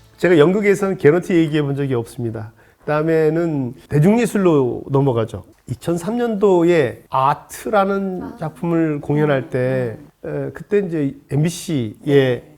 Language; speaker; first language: Korean; native; Korean